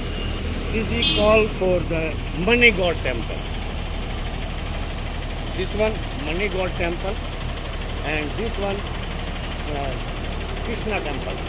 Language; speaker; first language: English; non-native, learner; Hindi